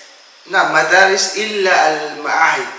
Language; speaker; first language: Arabic; non-native, fluent; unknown